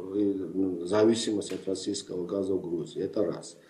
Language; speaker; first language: Russian; non-native, fluent; Georgian